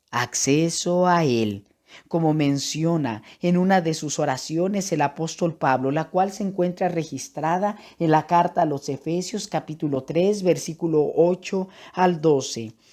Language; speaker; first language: Spanish; native; Spanish